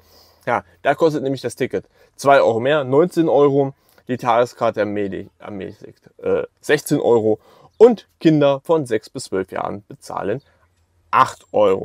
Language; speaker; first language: German; native; German